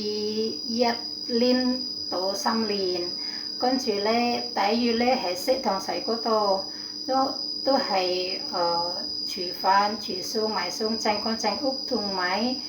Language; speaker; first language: Cantonese; non-native, learner; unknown